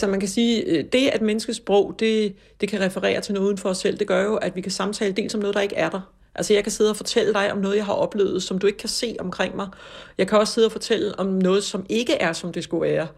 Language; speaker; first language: Danish; native; Danish